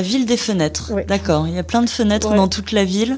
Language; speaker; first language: French; native; French